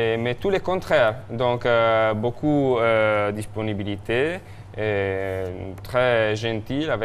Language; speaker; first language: French; non-native, fluent; Italian